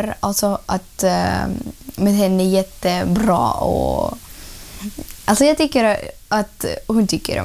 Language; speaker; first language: Swedish; non-native, learner; Russian